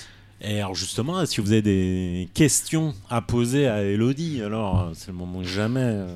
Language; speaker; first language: French; native; French